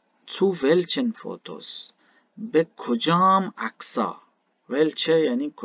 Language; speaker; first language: German; non-native, learner; Baluchi